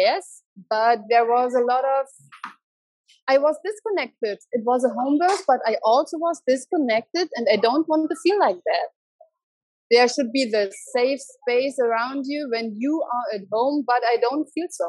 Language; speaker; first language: English; non-native, learner; German